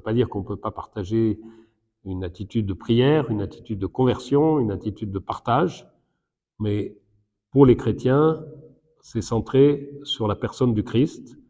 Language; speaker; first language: French; native; French